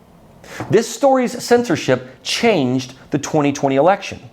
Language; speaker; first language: English; native; English